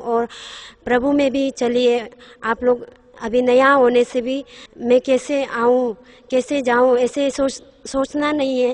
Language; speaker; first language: Hindi; non-native, local second language; Nyishi